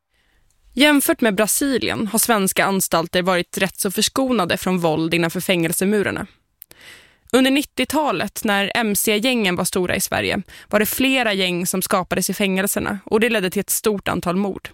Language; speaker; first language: Swedish; native; Swedish